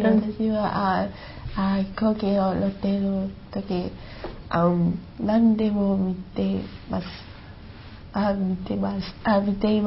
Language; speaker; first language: Japanese; non-native, learner; Chinese